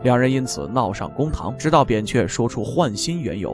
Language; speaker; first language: Chinese; native; Chinese